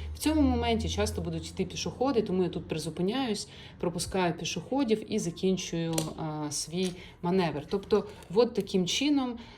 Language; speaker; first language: Ukrainian; non-native, local second language; Russian